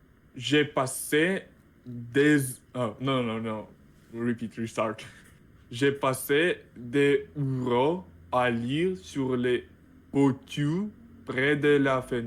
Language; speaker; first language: French; non-native, learner; Russian